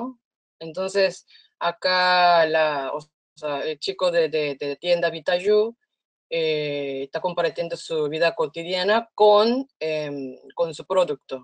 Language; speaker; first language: Spanish; non-native, fluent; Korean